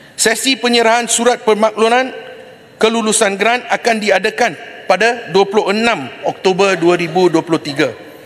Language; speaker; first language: Malay; non-native, local second language; Tamil